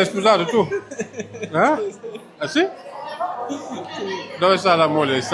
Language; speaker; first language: Italian; early bilingual, other home language; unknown